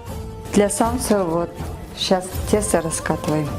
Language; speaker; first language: Russian; non-native, local second language; Kyrgyz